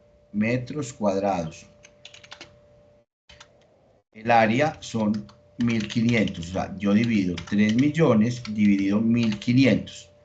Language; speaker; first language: Spanish; native; Spanish